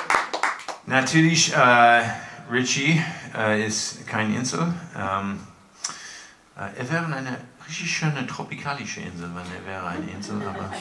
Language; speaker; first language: German; non-native, fluent; English